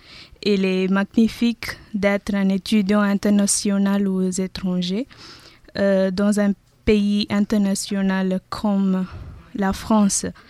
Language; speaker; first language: French; non-native, learner; Tamil